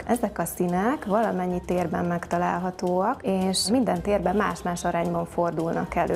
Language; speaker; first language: Hungarian; native; Hungarian